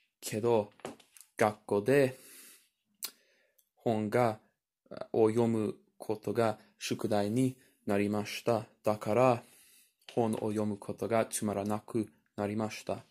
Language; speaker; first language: Japanese; non-native, learner; English